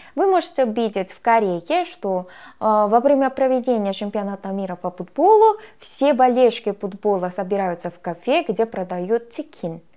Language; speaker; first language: Russian; non-native, fluent; Korean